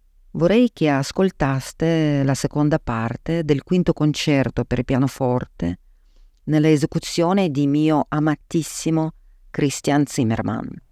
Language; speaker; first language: Italian; non-native, fluent; Russian